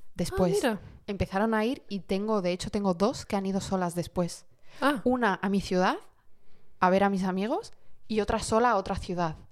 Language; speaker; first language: Spanish; early bilingual, heritage; Arabic